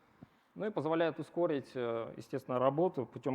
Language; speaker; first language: Russian; native; Russian